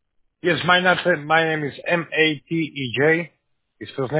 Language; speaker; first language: English; non-native, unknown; Slovak